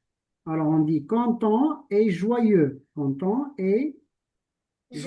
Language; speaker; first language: French; non-native, local second language; Arabic